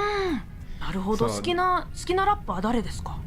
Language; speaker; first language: Japanese; non-native, learner; English